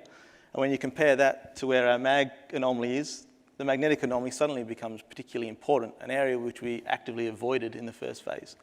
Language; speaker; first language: English; native; English